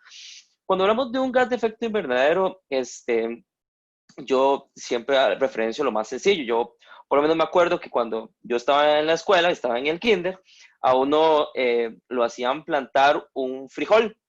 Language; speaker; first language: Spanish; native; Spanish